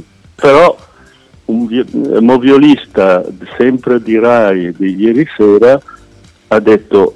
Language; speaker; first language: Italian; native; Italian